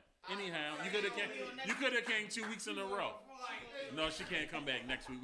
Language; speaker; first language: English; native; English